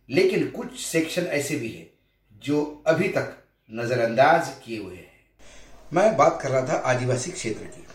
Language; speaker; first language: Hindi; non-native, local second language; Marathi